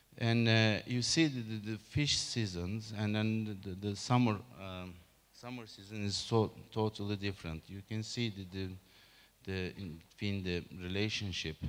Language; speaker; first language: English; non-native, learner; Turkish